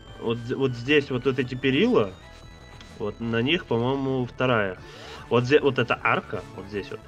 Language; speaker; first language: Russian; native; Russian